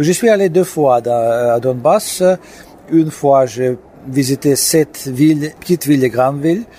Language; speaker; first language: French; non-native, fluent; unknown